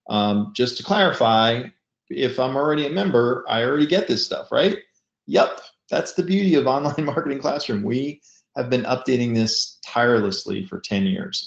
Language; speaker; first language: English; native; English